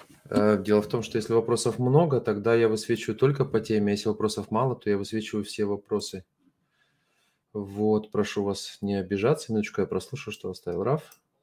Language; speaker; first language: Russian; non-native, fluent; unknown